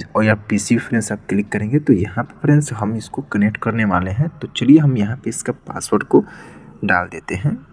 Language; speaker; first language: Hindi; native; Hindi